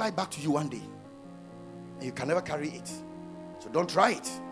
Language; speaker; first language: English; non-native, local second language; Ewe